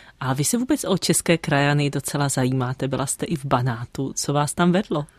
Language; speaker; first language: Czech; native; Czech